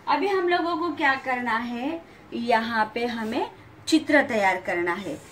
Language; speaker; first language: Hindi; non-native, local second language; Marathi